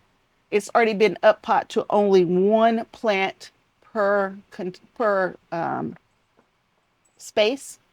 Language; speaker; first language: English; native; English